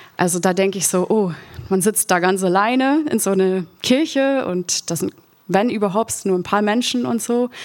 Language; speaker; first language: German; non-native, fluent; English